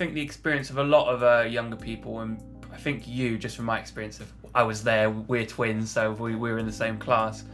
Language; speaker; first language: English; native; English